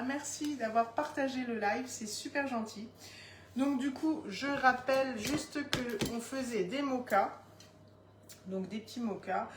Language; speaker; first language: French; native; French